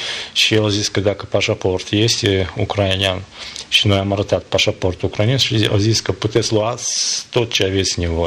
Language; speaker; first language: Romanian; non-native, learner; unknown